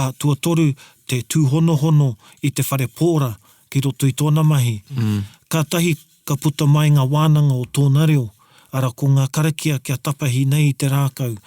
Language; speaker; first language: Māori; non-native, local second language; English